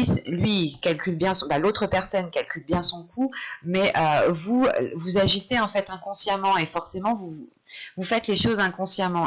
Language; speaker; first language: French; native; French